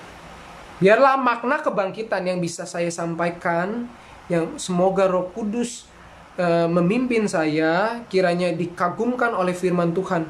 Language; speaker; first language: Indonesian; native; Indonesian